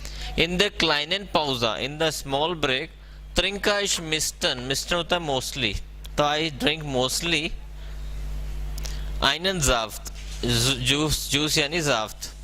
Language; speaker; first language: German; non-native, learner; Hindi